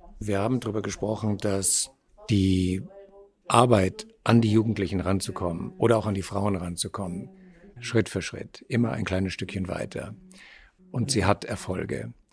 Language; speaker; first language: German; native; German